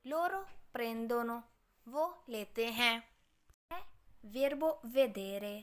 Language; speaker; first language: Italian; non-native, learner; Urdu